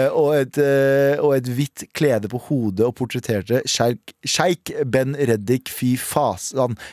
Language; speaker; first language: Norwegian; early bilingual, other home language; Kurdish